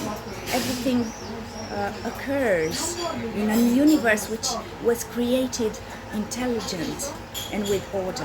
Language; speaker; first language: English; non-native, fluent; Italian